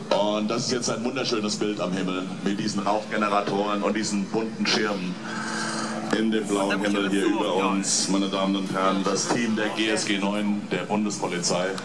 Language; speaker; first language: German; native; German